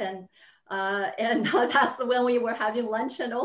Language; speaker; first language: English; non-native, fluent; Chinese